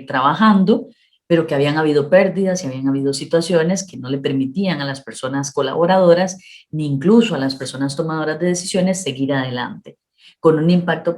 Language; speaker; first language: Spanish; native; Spanish